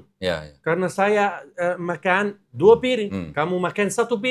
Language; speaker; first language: Indonesian; non-native, learner; Arabic